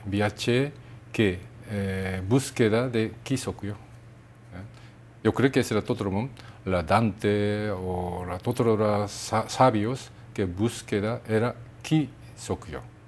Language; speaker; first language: Catalan; non-native, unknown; Japanese